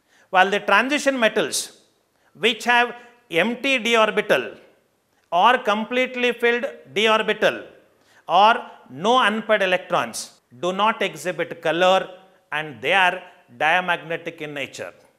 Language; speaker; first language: English; non-native, local second language; Kannada